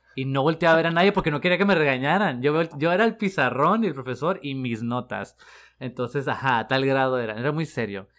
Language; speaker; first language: Spanish; native; Spanish